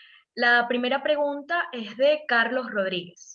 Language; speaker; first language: Spanish; native; Spanish